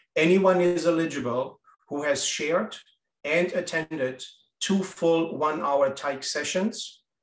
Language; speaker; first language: English; non-native, fluent; German